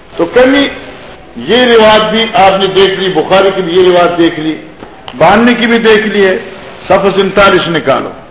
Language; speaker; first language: Urdu; non-native, local second language; Northern Hindko